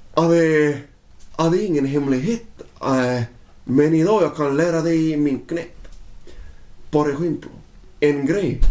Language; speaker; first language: Swedish; non-native, fluent; Spanish